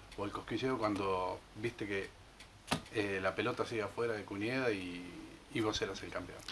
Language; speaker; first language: Spanish; native; Spanish